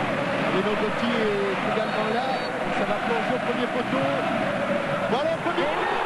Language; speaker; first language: French; native; French